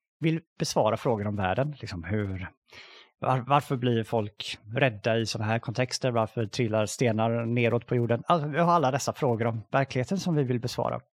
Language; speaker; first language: Swedish; native; Swedish